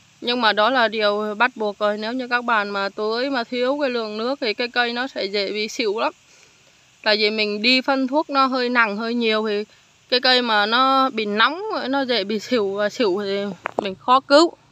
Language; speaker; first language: Vietnamese; native; Vietnamese